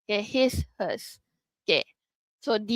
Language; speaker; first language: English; non-native, local second language; Malay